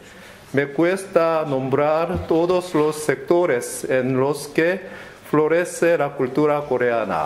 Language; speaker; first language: Spanish; non-native, learner; Korean